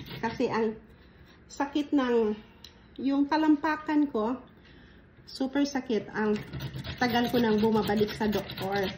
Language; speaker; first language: Filipino; non-native, local second language; Cebuano